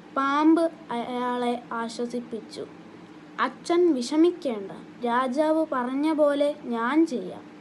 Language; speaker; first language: Malayalam; non-native, learner; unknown